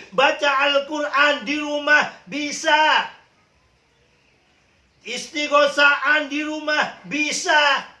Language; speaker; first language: Indonesian; native; Indonesian